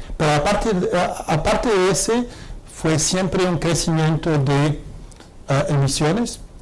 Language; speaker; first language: Spanish; non-native, fluent; Arabic